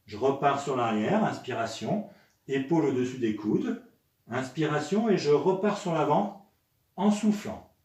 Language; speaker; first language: French; native; French